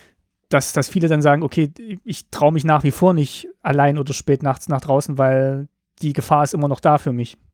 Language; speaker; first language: German; native; German